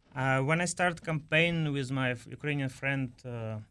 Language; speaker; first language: English; non-native, learner; Ukrainian